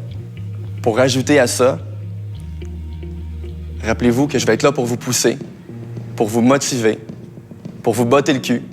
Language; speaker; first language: French; native; French